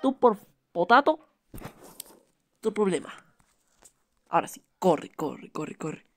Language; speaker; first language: Spanish; native; Spanish